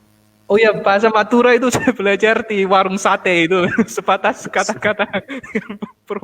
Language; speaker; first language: Indonesian; non-native, fluent; Armenian